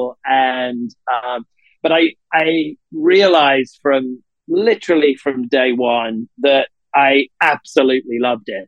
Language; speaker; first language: English; native; English